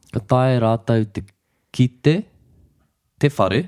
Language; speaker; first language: Māori; non-native, local second language; English